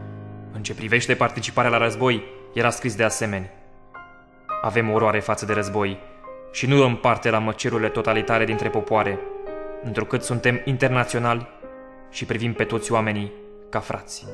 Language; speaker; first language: Romanian; native; Romanian